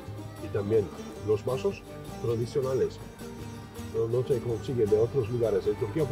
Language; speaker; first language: Spanish; non-native, fluent; Turkish